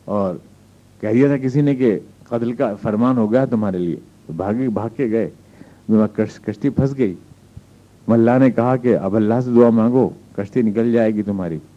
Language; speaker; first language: Urdu; native; Urdu